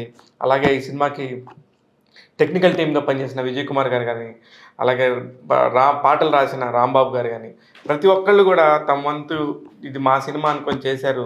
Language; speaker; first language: Telugu; native; Telugu